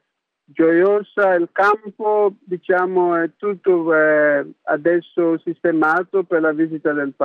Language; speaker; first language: Italian; non-native, local second language; English